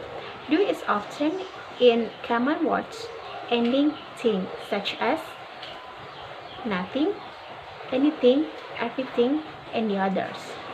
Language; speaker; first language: English; non-native, learner; Indonesian